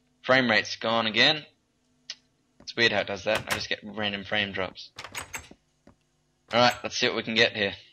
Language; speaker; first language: English; native; English